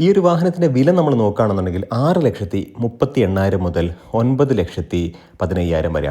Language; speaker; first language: Malayalam; native; Malayalam